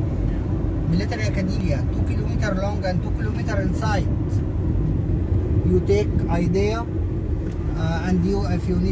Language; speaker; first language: English; non-native, learner; Arabic